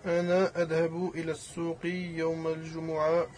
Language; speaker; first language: Arabic; non-native, learner; French